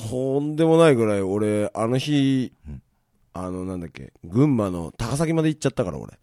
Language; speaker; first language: Japanese; native; Japanese